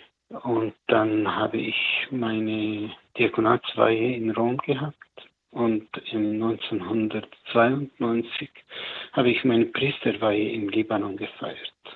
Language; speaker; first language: German; non-native, learner; Arabic